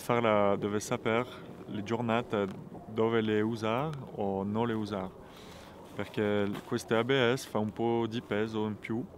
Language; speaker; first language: Italian; non-native, fluent; French